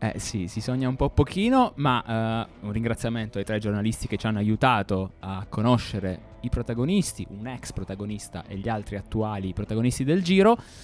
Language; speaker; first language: Italian; native; Italian